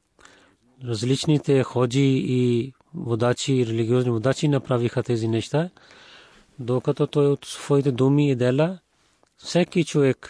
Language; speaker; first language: Bulgarian; non-native, fluent; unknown